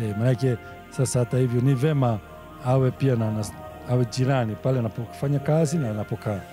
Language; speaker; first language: Swahili; non-native, fluent; Italian